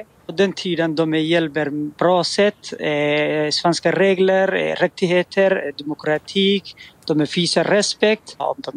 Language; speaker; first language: Swedish; non-native, learner; Somali